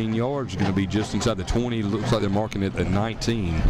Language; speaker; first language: English; native; English